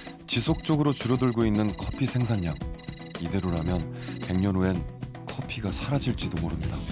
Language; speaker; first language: Korean; native; Korean